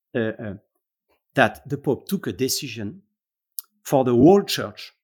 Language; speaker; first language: English; non-native, learner; French